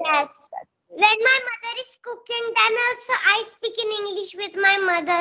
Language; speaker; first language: English; non-native, local second language; Marathi